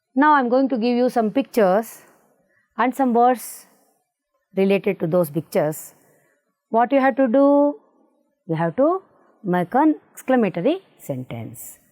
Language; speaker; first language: English; non-native, local second language; Kannada